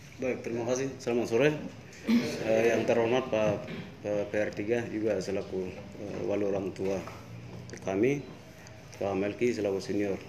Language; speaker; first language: Indonesian; non-native, local second language; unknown